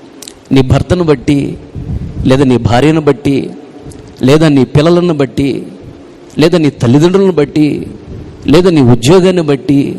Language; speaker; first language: Telugu; native; Telugu